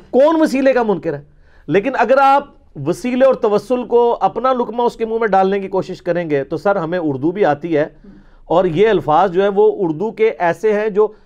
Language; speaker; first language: Urdu; non-native, local second language; Punjabi